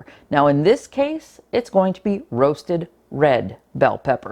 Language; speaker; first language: English; native; English